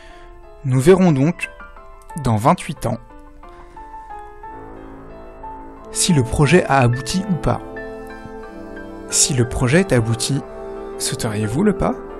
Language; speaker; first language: French; native; French